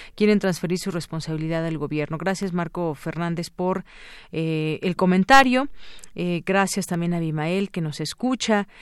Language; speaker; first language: Spanish; native; Spanish